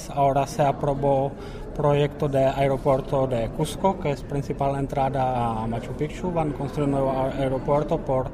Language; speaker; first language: Spanish; non-native, fluent; Czech